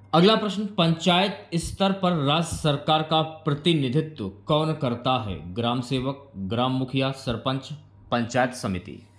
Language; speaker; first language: Hindi; native; Hindi